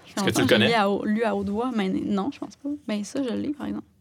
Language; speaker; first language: French; native; French